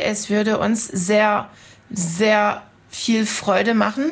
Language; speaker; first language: German; non-native, fluent; French